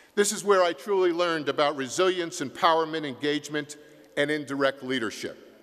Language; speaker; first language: English; native; English